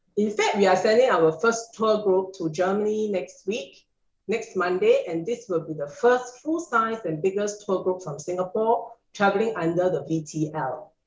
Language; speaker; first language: English; native; English